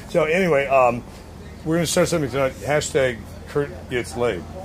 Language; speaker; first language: English; native; English